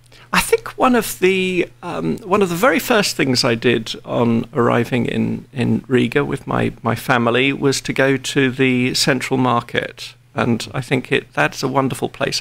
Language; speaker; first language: English; native; English